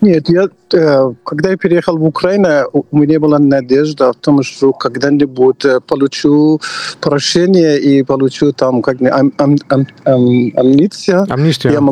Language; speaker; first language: Ukrainian; non-native, fluent; Persian